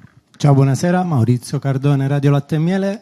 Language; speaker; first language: Italian; native; Italian